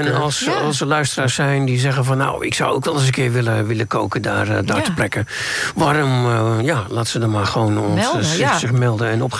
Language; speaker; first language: Dutch; native; Dutch